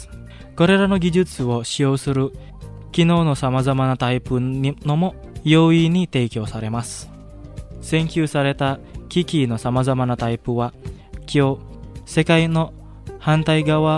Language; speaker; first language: Japanese; non-native, fluent; Indonesian